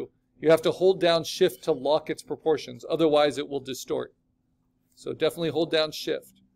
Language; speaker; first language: English; native; English